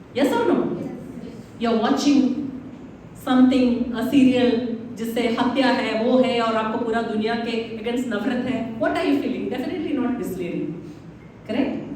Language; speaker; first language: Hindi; non-native, local second language; Malayalam